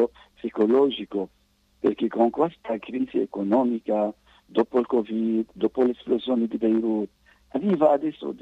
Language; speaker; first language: Italian; non-native, fluent; Arabic